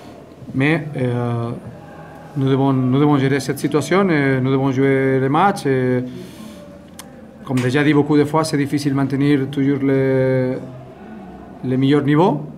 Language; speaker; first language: French; non-native, fluent; Spanish